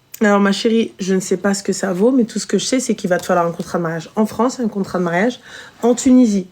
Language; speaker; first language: French; early bilingual, other home language; Arabic